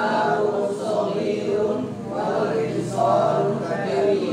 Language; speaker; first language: Arabic; non-native, learner; Indonesian